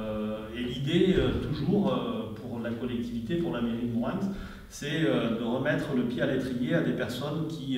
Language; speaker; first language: French; native; French